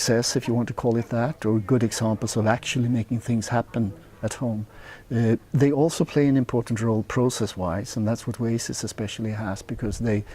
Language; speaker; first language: English; non-native, fluent; Swedish